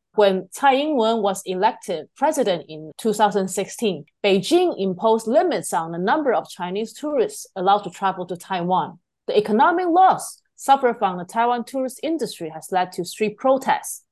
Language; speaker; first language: English; non-native, fluent; Chinese